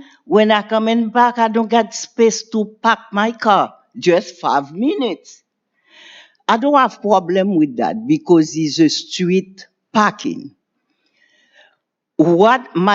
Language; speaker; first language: English; non-native, learner; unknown